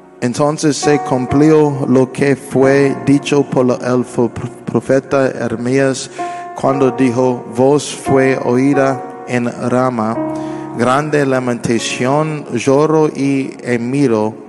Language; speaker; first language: Spanish; non-native, learner; English